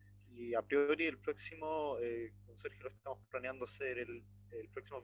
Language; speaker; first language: Spanish; native; Spanish